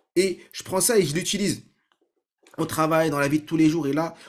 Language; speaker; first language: French; native; French